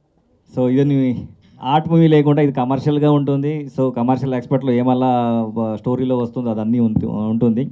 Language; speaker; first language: Telugu; non-native, learner; Kannada